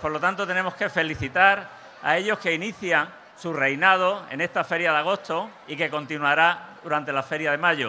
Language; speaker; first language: Spanish; native; Spanish